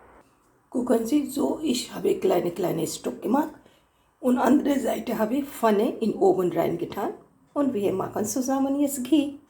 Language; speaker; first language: German; non-native, learner; Hindi